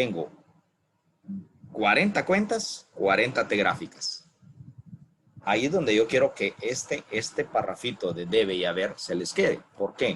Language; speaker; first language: Spanish; native; Spanish